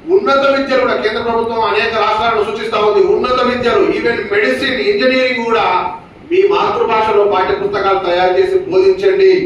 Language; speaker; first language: Telugu; native; Telugu